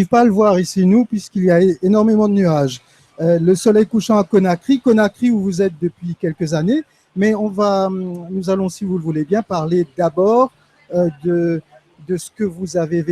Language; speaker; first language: French; native; French